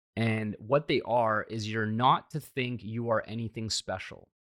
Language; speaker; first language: English; early bilingual, heritage; Hungarian